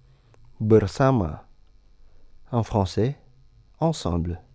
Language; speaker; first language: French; non-native, fluent; Indonesian